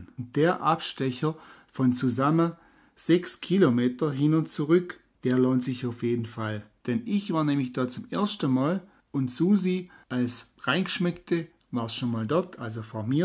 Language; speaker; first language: German; native; German